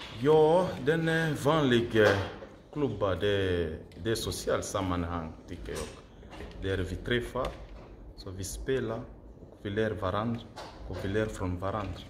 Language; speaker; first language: Swedish; non-native, learner; Lingala